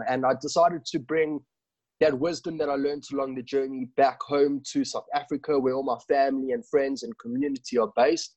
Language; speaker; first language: English; native; English